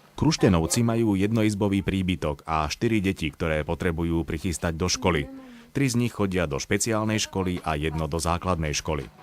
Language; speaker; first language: Slovak; native; Slovak